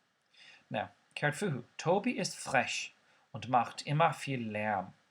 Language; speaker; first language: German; non-native, fluent; Irish